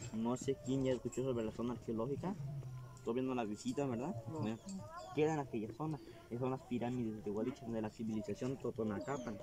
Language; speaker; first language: Spanish; native; Spanish